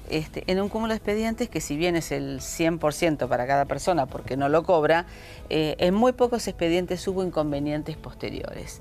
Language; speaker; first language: Spanish; native; Spanish